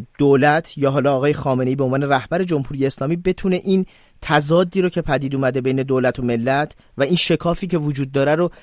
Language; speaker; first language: Persian; native; Persian